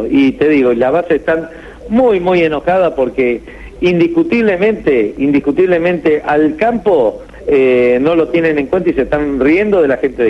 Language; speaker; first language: Spanish; native; Spanish